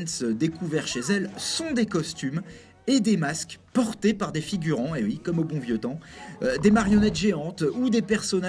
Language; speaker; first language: French; native; French